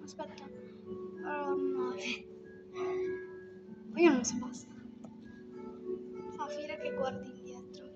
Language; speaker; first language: Italian; early bilingual, other home language; Bangla